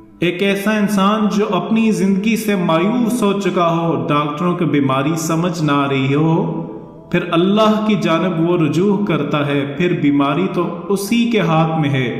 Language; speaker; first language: Urdu; non-native, local second language; Northern Hindko